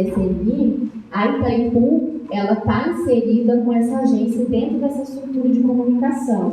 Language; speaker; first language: Portuguese; native; Portuguese